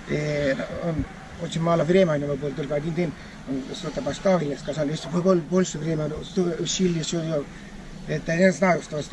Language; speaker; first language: Russian; non-native, learner; Estonian